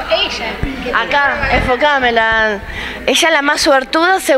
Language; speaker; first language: Spanish; native; Spanish